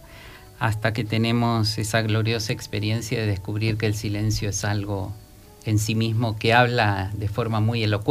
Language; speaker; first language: Spanish; native; Spanish